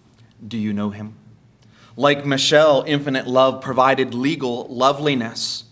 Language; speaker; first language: English; native; English